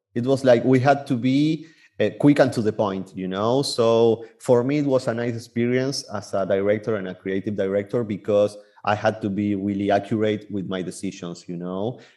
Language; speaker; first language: English; non-native, fluent; Spanish